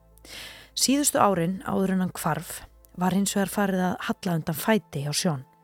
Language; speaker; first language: Icelandic; native; Icelandic